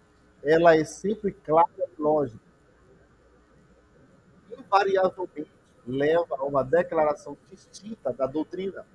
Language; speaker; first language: Portuguese; native; Portuguese